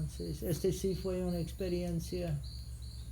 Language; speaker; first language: Spanish; non-native, fluent; English